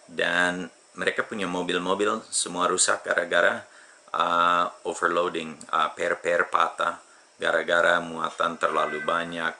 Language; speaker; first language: Indonesian; non-native, fluent; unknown